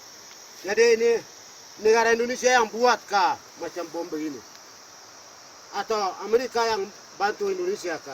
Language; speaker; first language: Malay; non-native, local second language; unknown